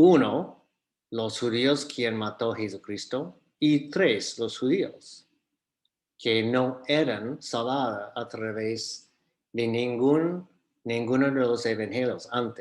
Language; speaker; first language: Spanish; non-native, fluent; English